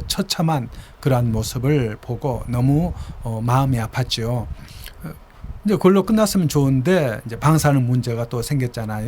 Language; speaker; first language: Korean; native; Korean